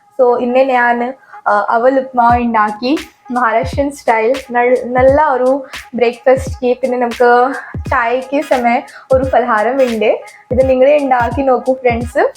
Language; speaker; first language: Malayalam; early bilingual, heritage; Malayalam